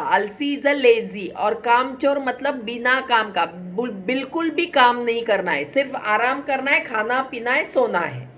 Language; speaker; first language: Hindi; non-native, local second language; Marathi